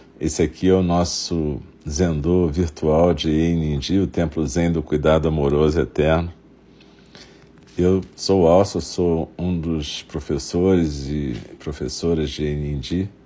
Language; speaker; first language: Portuguese; native; Portuguese